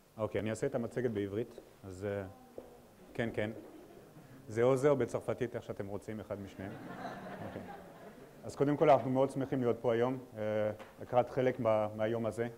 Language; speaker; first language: Hebrew; non-native, fluent; French